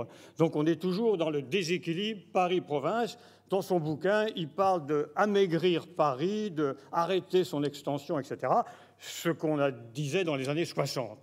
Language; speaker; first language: French; native; French